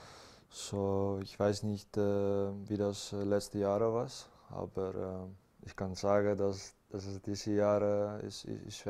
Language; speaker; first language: German; non-native, learner; Dutch